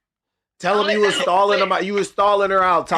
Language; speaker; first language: English; native; English